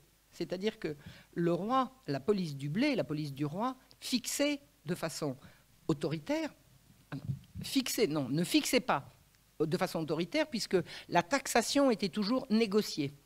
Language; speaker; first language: French; native; French